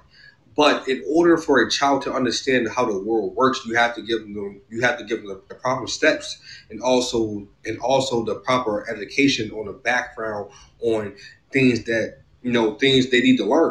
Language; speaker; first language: English; native; English